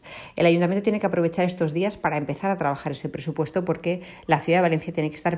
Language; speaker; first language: Spanish; native; Spanish